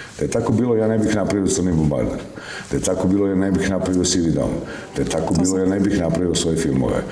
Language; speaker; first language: Serbian; native; Serbian